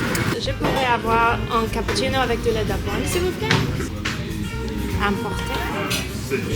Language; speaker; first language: French; non-native, learner; English